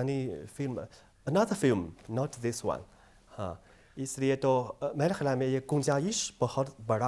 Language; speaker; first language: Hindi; non-native, fluent; Chinese